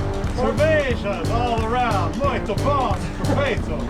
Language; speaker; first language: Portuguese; non-native, learner; English